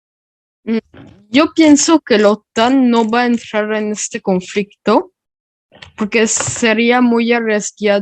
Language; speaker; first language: Spanish; early bilingual, heritage; Spanish